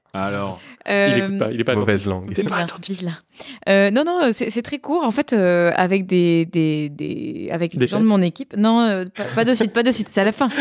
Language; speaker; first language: French; native; French